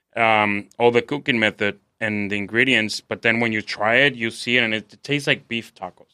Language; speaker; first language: English; non-native, fluent; Spanish